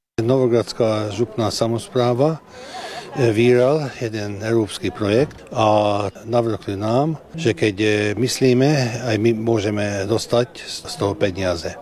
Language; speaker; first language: Slovak; early bilingual, heritage; Slovak